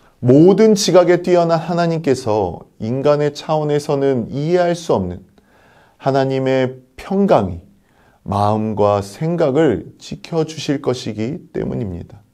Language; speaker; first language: Korean; native; Korean